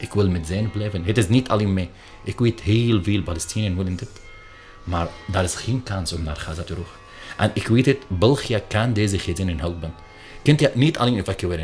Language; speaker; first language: Dutch; non-native, learner; Arabic